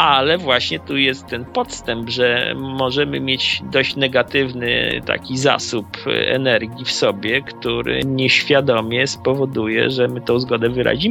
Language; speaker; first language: Polish; native; Polish